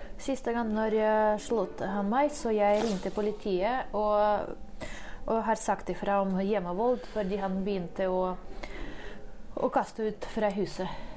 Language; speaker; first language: Norwegian; non-native, fluent; Ukrainian